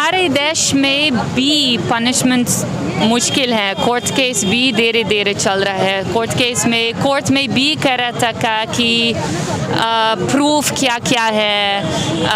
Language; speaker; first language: Hindi; non-native, learner; Dutch